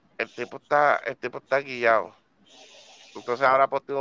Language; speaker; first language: Spanish; native; Spanish